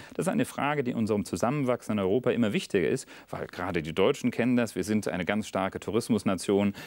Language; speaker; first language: German; native; German